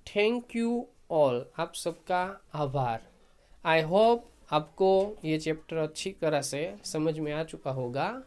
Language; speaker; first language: Hindi; non-native, local second language; Gujarati